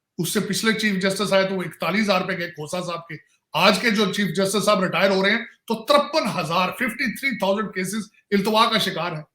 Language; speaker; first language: Urdu; non-native, local second language; Punjabi